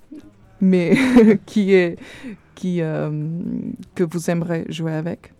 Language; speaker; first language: French; non-native, fluent; Portuguese